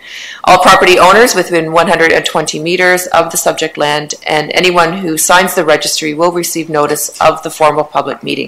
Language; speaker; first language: English; native; English